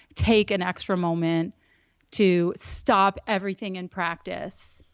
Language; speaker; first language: English; native; English